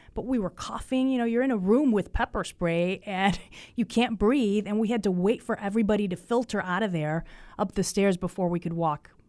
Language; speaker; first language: English; early bilingual, other home language; Spanish